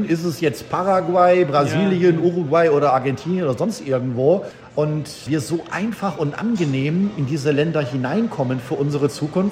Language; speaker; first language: German; native; German